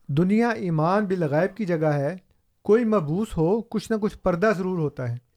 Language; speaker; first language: Urdu; non-native, local second language; Punjabi